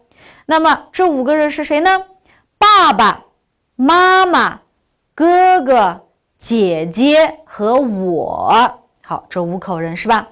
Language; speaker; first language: Chinese; non-native, local second language; Uyghur